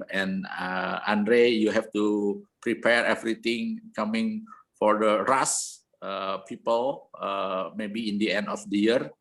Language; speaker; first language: English; non-native, learner; Indonesian